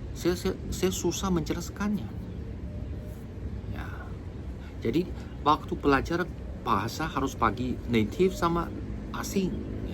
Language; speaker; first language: Indonesian; non-native, fluent; Chinese